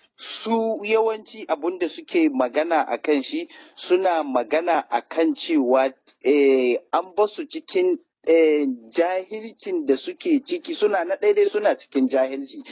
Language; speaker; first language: Hausa; native; Hausa